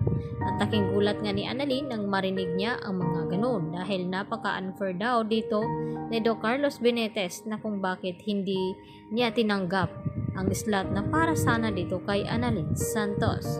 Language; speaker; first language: Filipino; native; Filipino